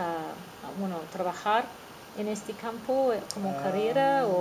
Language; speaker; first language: Spanish; non-native, fluent; English